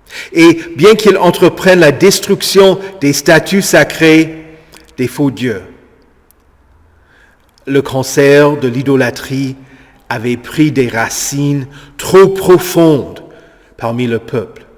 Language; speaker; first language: French; native; French